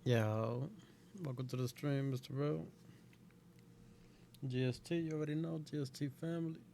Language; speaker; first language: English; native; English